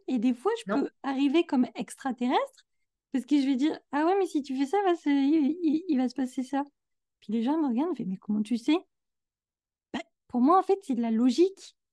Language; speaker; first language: French; native; French